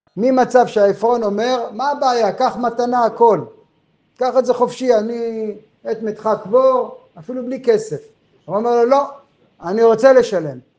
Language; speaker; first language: Hebrew; non-native, fluent; French